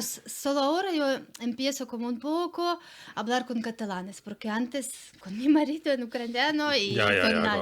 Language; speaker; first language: Spanish; non-native, learner; Ukrainian